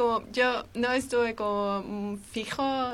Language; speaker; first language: Spanish; non-native, fluent; Armenian